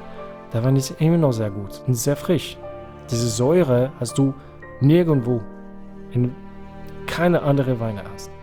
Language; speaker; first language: German; non-native, fluent; French